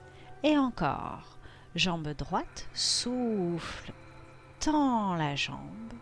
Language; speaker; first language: French; native; French